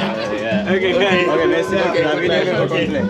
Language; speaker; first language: French; non-native, learner; Japanese